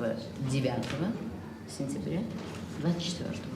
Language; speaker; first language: Russian; native; Russian